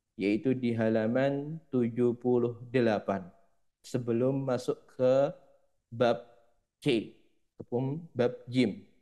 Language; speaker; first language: Indonesian; native; Indonesian